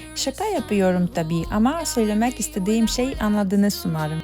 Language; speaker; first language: Turkish; non-native, fluent; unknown